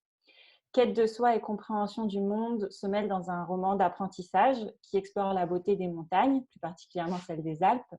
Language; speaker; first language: French; native; French